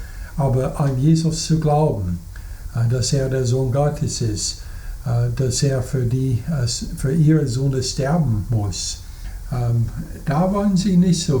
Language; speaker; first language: German; non-native, fluent; English